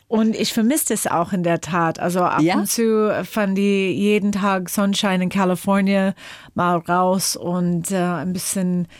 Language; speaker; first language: German; non-native, fluent; English